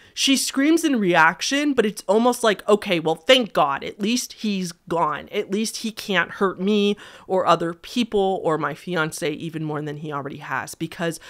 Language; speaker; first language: English; native; English